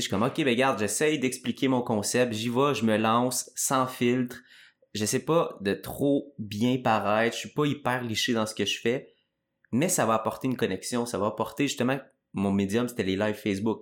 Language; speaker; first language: French; native; French